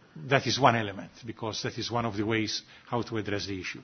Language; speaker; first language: English; non-native, local second language; Maltese